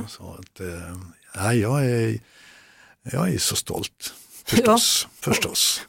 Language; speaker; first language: Swedish; native; Swedish